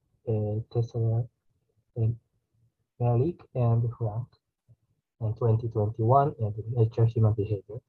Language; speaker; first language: English; non-native, learner; Japanese